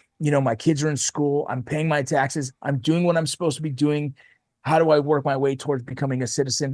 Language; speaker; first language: English; native; English